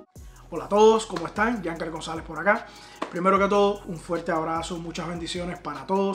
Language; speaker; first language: Spanish; native; Spanish